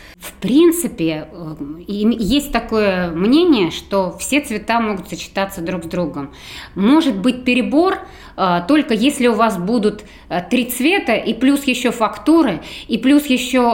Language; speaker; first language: Russian; native; Russian